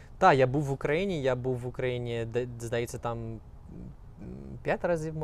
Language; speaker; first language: Ukrainian; non-native, fluent; English